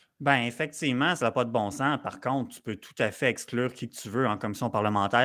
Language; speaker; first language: French; native; French